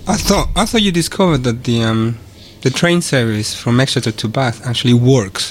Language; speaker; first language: English; non-native, fluent; Spanish